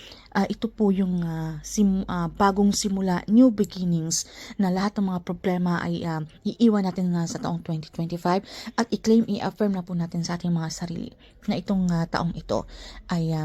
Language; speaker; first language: Filipino; native; Filipino